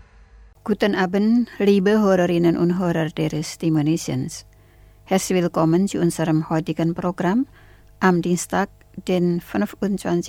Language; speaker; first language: German; non-native, fluent; Indonesian